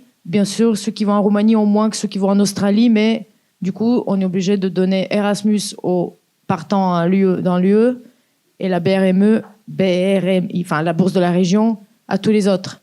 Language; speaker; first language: French; native; French